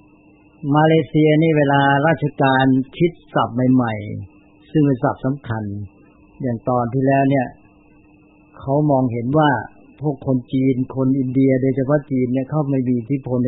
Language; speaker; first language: Thai; native; Thai